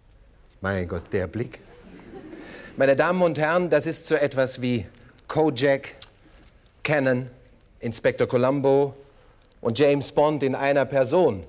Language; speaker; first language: German; native; German